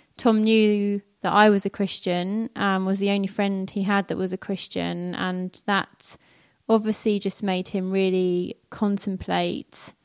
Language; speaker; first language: English; native; English